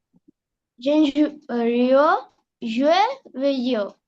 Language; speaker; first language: French; non-native, learner; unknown